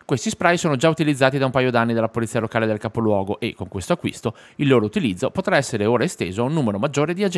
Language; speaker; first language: Italian; native; Italian